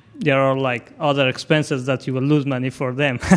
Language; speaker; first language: English; non-native, fluent; Persian